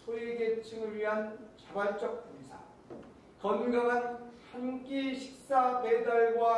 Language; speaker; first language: Korean; native; Korean